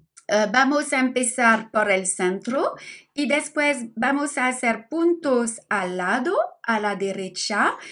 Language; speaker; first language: Spanish; non-native, learner; French